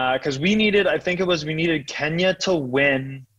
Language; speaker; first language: English; native; English